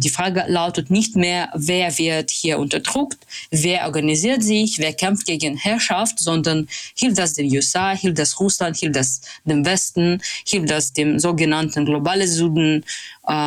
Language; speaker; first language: German; non-native, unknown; Russian